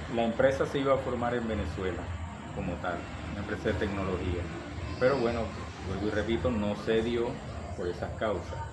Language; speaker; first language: Spanish; native; Spanish